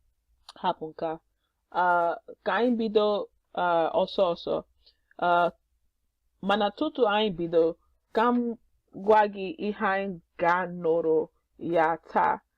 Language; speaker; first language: Igbo; non-native, learner; English